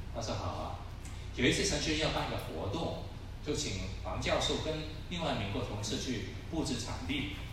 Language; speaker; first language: Chinese; non-native, local second language; Cantonese